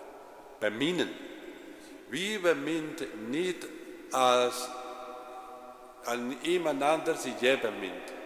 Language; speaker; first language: Dutch; non-native, fluent; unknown